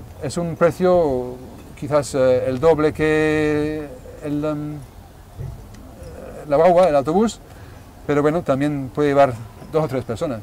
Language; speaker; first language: Spanish; non-native, fluent; English